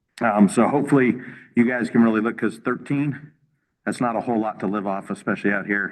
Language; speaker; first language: English; native; English